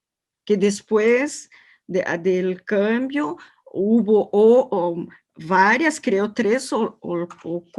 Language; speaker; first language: Spanish; non-native, learner; Portuguese